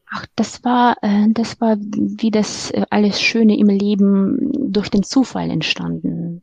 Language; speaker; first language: German; non-native, fluent; Ukrainian